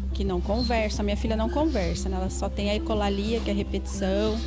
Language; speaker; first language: Portuguese; native; Portuguese